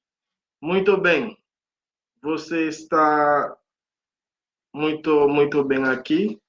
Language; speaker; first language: Portuguese; non-native, fluent; Haitian Creole